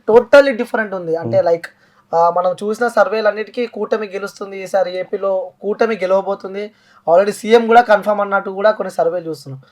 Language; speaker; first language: Telugu; native; Telugu